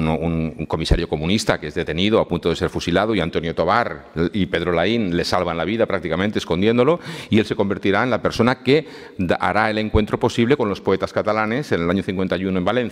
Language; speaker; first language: Spanish; native; Spanish